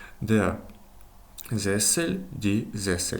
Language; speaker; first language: German; non-native, fluent; Ukrainian